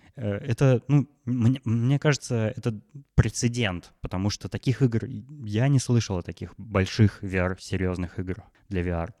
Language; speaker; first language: Russian; native; Russian